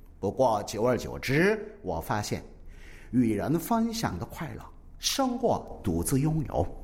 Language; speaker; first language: Chinese; non-native, fluent; Korean